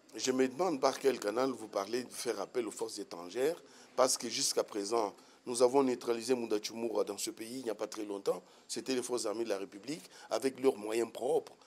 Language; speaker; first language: French; non-native, local second language; Swahili